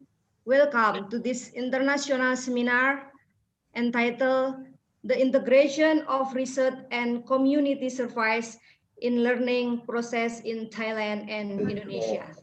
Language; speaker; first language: English; non-native, fluent; Indonesian